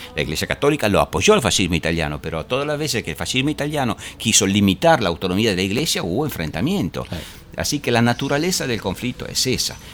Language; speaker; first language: Spanish; non-native, fluent; Italian